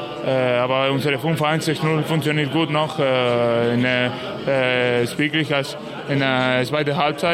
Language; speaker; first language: German; non-native, learner; Spanish